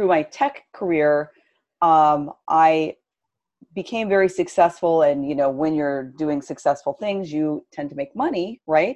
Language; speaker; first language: English; native; English